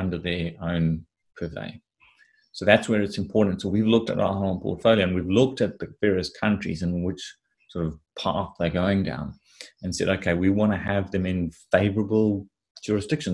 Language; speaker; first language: English; native; English